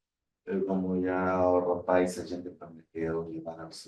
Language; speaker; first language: Portuguese; non-native, fluent; Spanish